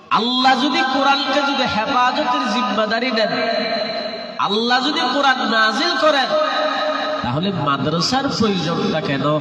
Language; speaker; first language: Bangla; native; Bangla